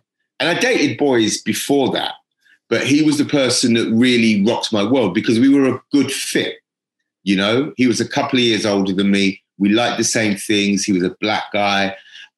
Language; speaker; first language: English; native; English